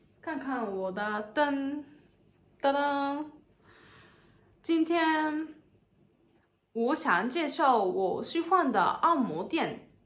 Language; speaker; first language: Chinese; non-native, learner; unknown